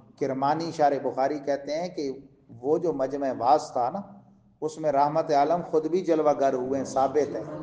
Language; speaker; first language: Urdu; non-native, local second language; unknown